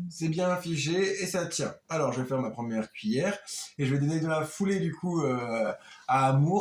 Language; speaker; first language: French; native; French